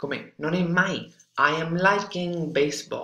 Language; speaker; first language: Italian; non-native, fluent; English